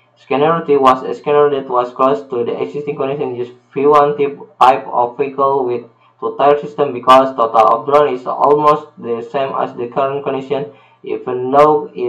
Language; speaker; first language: English; non-native, learner; Indonesian